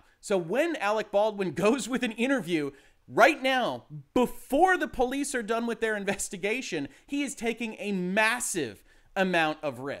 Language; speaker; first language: English; native; English